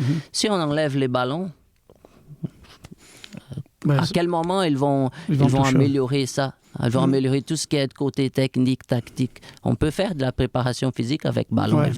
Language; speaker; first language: French; non-native, fluent; Portuguese